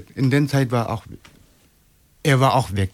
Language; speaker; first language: German; non-native, fluent; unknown